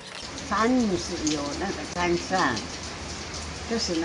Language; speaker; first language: Chinese; non-native, local second language; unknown